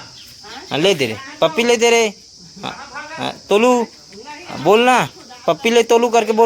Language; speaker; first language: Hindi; non-native, local second language; Chhattisgarhi